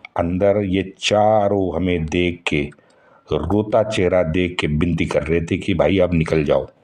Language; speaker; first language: Hindi; non-native, local second language; Marathi